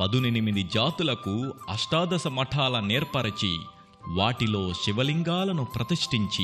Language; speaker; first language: Telugu; native; Telugu